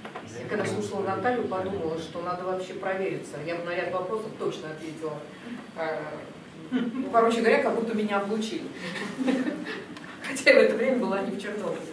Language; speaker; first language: Russian; native; Russian